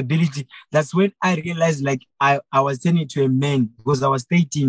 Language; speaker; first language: English; non-native, local second language; Shona